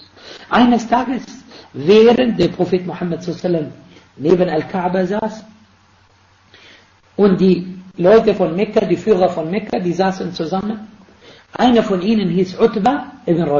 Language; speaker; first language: German; non-native, fluent; Arabic